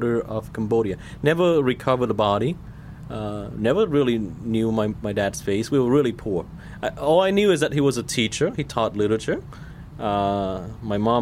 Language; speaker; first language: English; non-native, fluent; Vietnamese